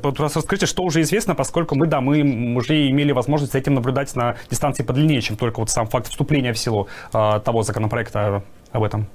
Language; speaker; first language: Russian; native; Russian